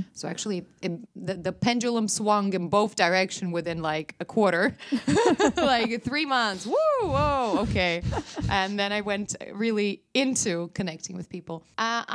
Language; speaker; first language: English; non-native, fluent; Russian